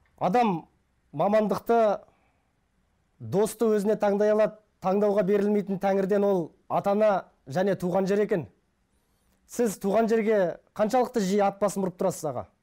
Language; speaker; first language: Kazakh; native; Kazakh